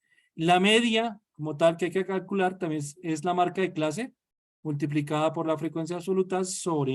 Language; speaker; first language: Spanish; native; Spanish